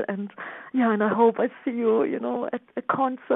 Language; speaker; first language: English; non-native, fluent; German